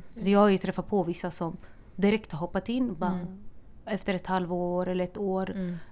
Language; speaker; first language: Swedish; native; Swedish